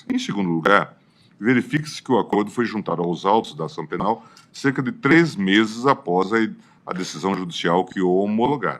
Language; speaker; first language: Portuguese; native; Portuguese